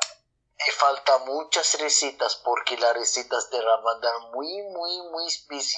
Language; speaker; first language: Spanish; non-native, learner; Arabic